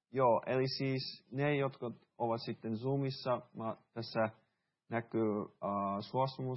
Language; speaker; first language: Finnish; early bilingual, heritage; Finnish